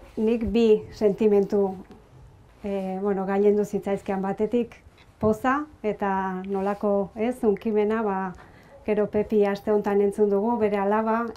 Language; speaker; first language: Basque; native; Basque